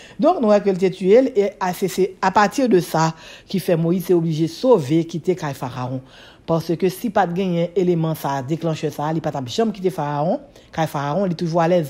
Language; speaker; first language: French; non-native, local second language; Haitian Creole